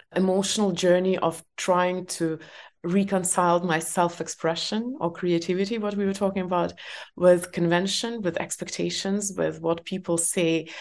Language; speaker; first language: English; non-native, fluent; Estonian